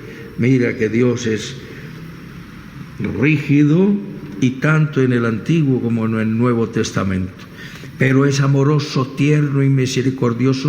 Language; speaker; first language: Spanish; native; Spanish